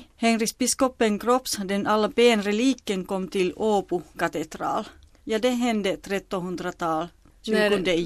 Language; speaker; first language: Swedish; non-native, local second language; Finnish